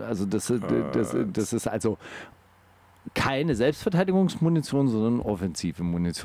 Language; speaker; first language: German; native; German